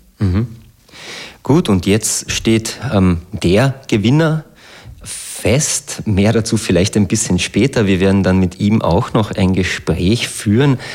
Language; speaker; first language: German; native; German